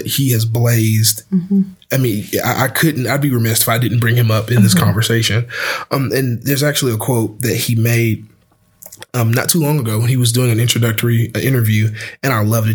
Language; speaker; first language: English; native; English